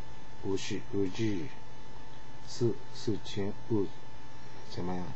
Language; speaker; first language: Chinese; non-native, learner; Japanese